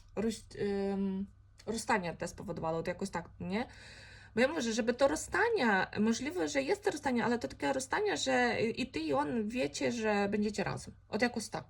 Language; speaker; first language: Polish; non-native, fluent; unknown